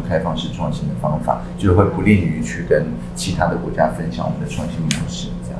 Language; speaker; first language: Chinese; native; Chinese